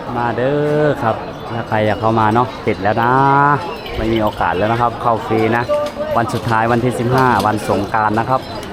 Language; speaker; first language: Thai; native; Thai